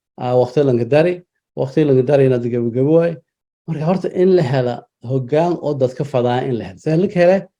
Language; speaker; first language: Somali; non-native, local second language; Maay